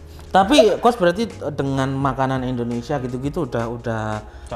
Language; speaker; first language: Indonesian; native; Indonesian